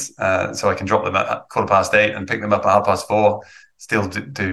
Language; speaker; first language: English; native; English